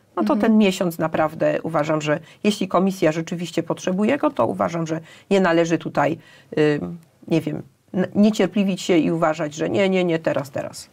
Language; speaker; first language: Polish; native; Polish